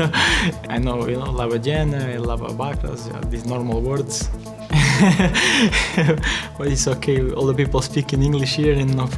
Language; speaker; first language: English; non-native, learner; Portuguese